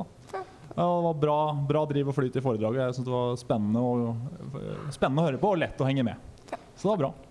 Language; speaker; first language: Norwegian; native; Norwegian